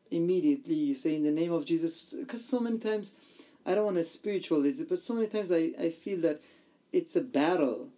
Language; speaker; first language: English; non-native, fluent; Armenian